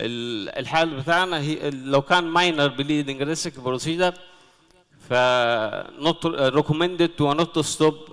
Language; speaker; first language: Arabic; native; Arabic